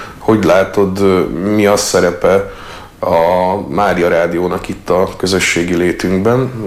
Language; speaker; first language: Hungarian; native; Hungarian